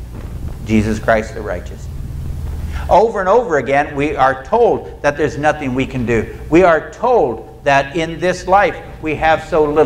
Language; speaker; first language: English; native; English